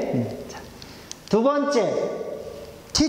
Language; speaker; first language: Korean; non-native, fluent; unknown